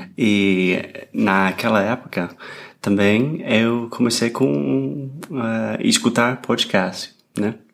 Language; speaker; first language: Portuguese; non-native, fluent; English